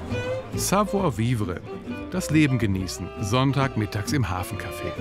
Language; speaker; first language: German; native; German